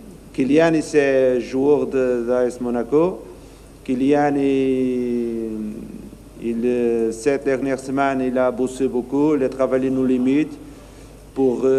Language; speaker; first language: French; non-native, learner; Portuguese